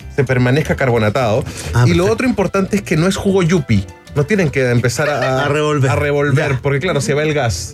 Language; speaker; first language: Spanish; native; Spanish